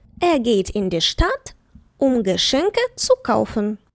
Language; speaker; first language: German; non-native, fluent; Ukrainian